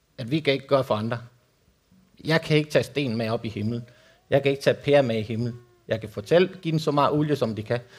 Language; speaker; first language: Danish; non-native, fluent; Spanish